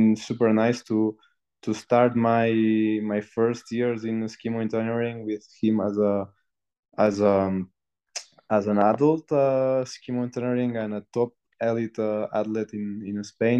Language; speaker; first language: English; non-native, fluent; Spanish